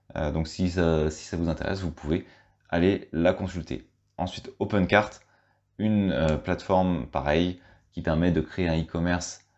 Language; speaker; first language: French; native; French